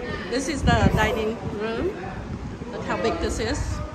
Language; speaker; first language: English; non-native, fluent; Vietnamese